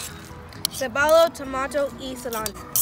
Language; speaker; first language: Spanish; non-native, learner; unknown